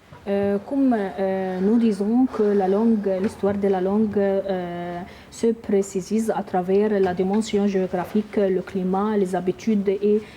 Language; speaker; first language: French; non-native, learner; Arabic